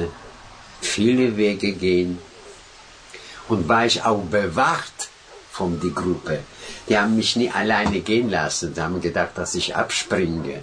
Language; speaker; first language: German; non-native, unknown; Russian